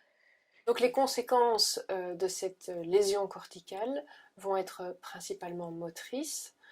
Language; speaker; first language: French; native; French